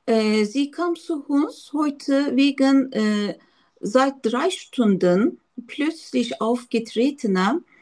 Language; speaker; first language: German; non-native, learner; Turkish